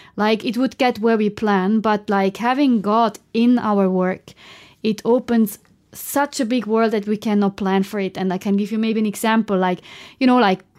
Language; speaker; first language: English; non-native, fluent; German